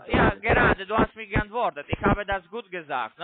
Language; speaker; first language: German; non-native, learner; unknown